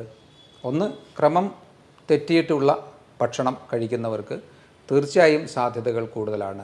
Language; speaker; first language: Malayalam; native; Malayalam